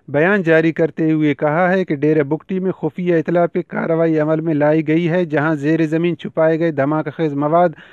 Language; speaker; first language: Urdu; non-native, local second language; Baluchi